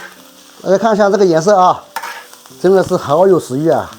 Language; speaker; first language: Chinese; native; Chinese